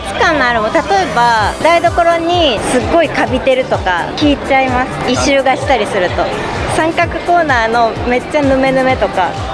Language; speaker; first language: Japanese; native; Japanese